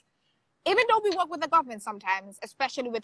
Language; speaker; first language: English; non-native, local second language; Wolof